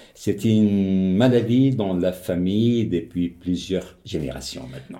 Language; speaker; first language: French; non-native, local second language; Arabic